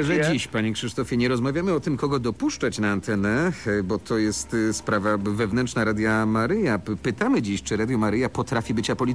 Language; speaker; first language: Polish; native; Polish